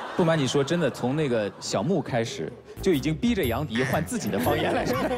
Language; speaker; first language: Chinese; native; Chinese